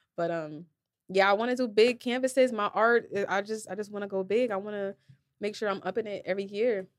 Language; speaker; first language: English; native; English